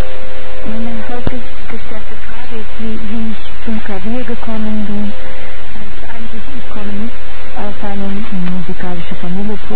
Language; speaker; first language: German; non-native, fluent; Portuguese